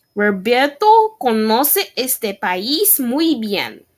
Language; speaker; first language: Spanish; non-native, learner; Haitian Creole